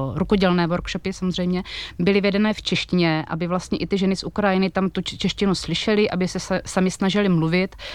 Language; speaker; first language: Czech; non-native, fluent; Ukrainian